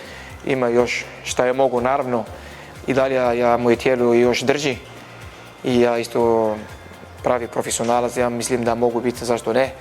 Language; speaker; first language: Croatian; non-native, learner; Arabic